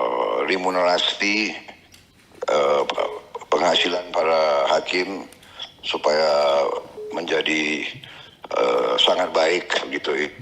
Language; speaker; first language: Indonesian; native; Indonesian